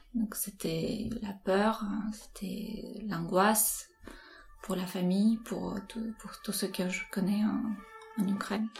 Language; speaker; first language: French; non-native, fluent; Ukrainian